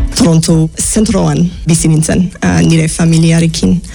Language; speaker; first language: Basque; non-native, learner; English